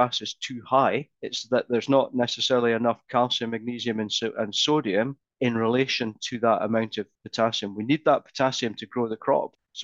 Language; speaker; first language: English; native; English